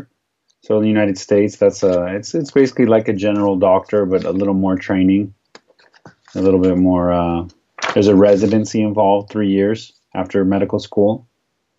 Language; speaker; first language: English; native; English